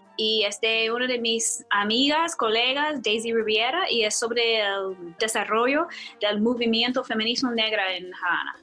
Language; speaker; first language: Spanish; non-native, fluent; English